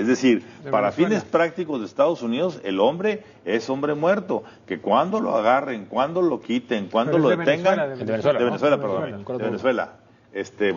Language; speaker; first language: Spanish; native; Spanish